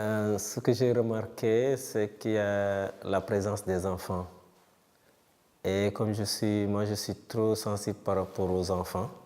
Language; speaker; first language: French; non-native, local second language; Wolof